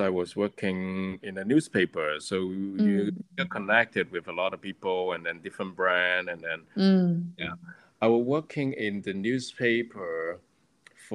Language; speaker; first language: English; non-native, local second language; Cantonese